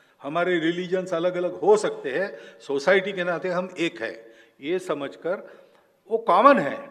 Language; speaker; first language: Hindi; non-native, local second language; Marathi